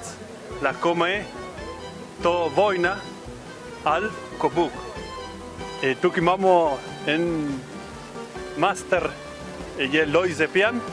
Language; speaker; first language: Slovenian; early bilingual, heritage; Slovenian